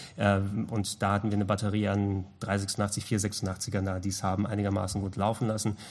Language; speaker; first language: German; non-native, local second language; Greek